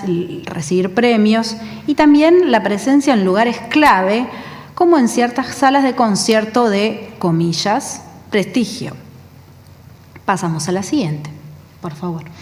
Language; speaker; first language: Spanish; native; Spanish